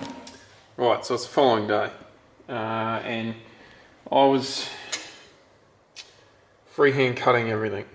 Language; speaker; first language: English; native; English